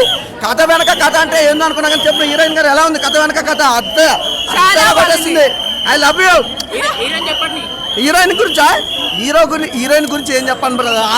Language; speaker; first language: Telugu; native; Telugu